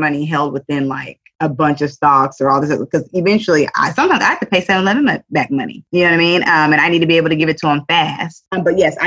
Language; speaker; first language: English; native; English